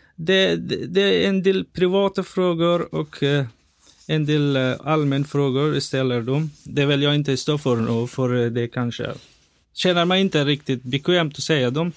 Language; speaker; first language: Swedish; non-native, fluent; Persian